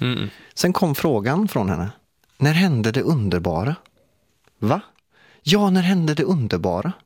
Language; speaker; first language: Swedish; native; Swedish